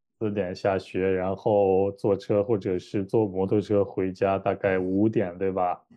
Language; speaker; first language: Chinese; native; Chinese